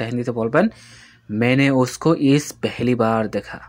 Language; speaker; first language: Hindi; non-native, fluent; Bangla